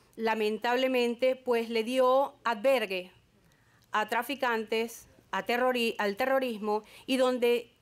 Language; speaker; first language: Spanish; native; Spanish